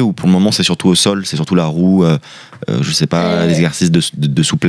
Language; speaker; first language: French; native; French